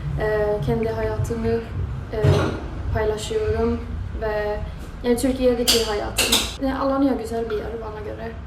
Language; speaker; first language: Turkish; non-native, learner; Swedish